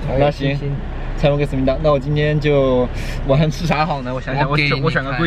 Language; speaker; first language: Chinese; native; Chinese